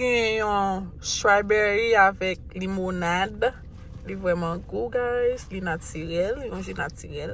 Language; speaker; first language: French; non-native, learner; Haitian Creole